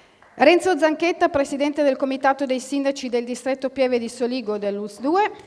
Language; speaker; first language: Italian; native; Italian